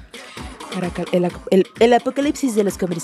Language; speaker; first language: Spanish; native; Spanish